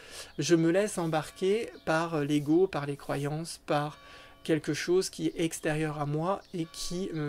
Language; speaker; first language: French; native; French